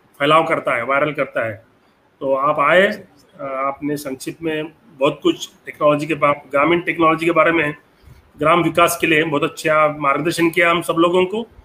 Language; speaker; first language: Hindi; non-native, local second language; Marathi